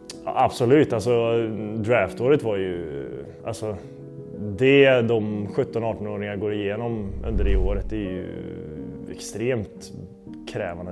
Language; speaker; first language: Swedish; native; Swedish